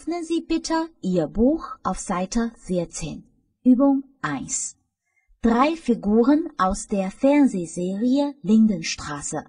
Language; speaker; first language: German; non-native, fluent; Chinese